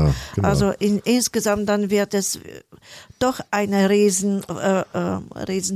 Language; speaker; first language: German; non-native, fluent; Bulgarian